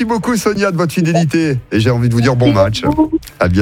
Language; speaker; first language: French; native; French